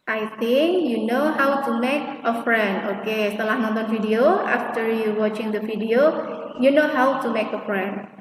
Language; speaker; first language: English; non-native, fluent; Indonesian